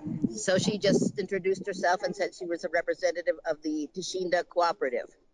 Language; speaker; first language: English; native; English